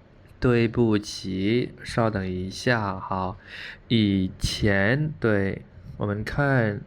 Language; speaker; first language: Chinese; non-native, fluent; Khmer